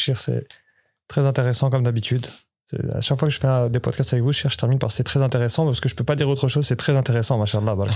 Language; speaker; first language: French; native; French